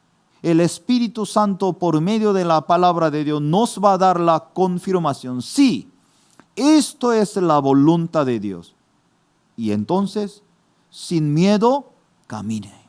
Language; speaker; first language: Spanish; non-native, fluent; Korean